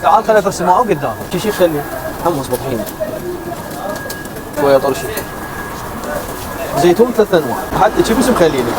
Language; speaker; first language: Arabic; native; Arabic